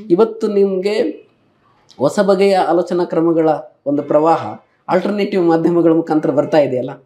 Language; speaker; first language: Kannada; native; Kannada